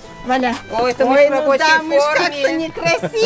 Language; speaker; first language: Russian; native; Russian